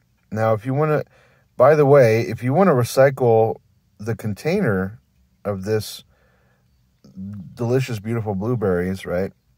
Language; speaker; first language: English; native; English